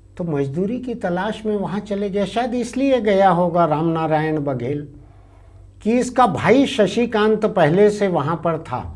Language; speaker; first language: Hindi; native; Hindi